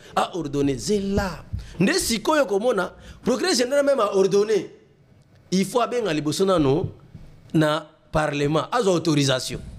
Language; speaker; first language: French; non-native, local second language; Lingala